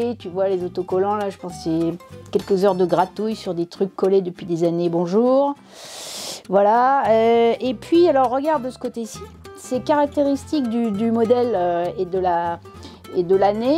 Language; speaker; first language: French; native; French